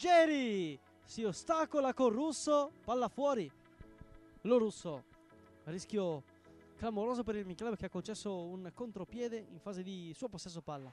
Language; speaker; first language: Italian; native; Italian